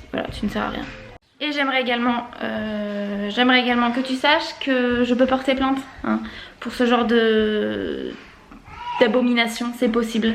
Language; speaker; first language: French; native; French